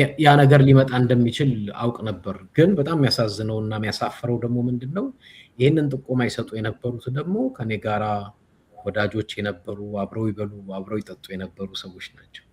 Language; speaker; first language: Amharic; native; Amharic